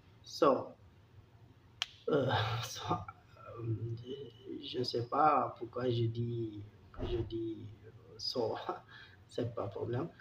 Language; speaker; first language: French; non-native, learner; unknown